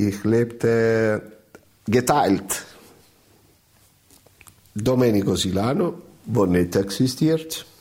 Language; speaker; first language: German; non-native, learner; Italian